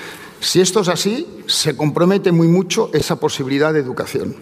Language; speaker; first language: Spanish; native; Spanish